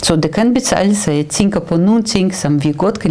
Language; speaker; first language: Danish; non-native, fluent; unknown